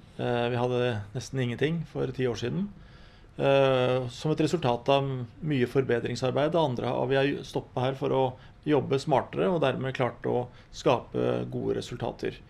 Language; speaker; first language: Norwegian; native; Norwegian